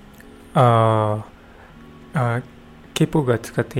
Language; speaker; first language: Japanese; non-native, learner; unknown